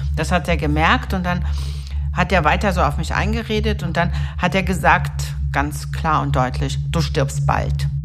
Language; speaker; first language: German; early bilingual, other home language; Turkish